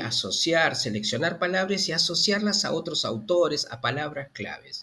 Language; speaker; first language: Spanish; native; Spanish